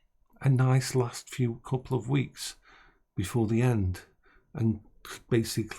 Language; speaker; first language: English; native; English